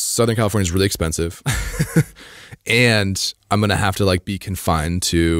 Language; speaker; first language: English; native; English